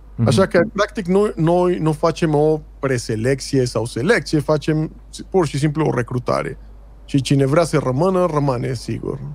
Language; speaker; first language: Romanian; non-native, fluent; Spanish